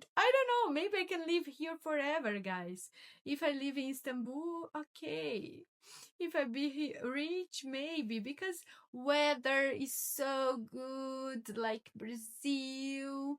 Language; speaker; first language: English; non-native, learner; Portuguese